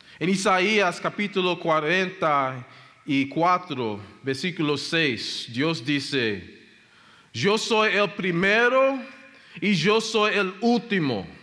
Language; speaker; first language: Spanish; non-native, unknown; English